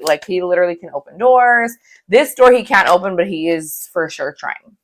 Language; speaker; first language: English; native; English